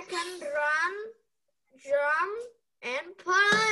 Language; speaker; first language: English; non-native, learner; Vietnamese